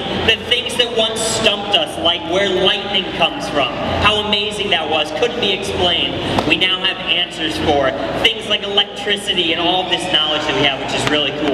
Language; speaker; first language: English; native; English